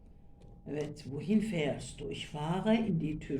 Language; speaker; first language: German; non-native, fluent; Turkish